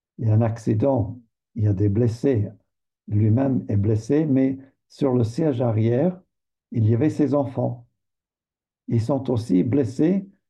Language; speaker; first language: French; native; French